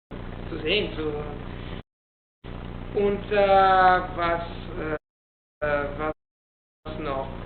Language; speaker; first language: German; non-native, fluent; Italian